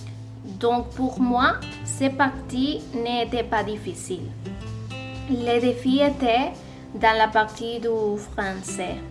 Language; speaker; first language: French; non-native, learner; Spanish